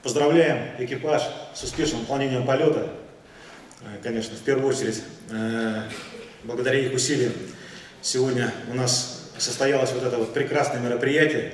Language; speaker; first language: Russian; native; Russian